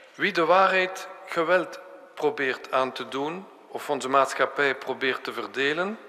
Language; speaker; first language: Dutch; non-native, local second language; French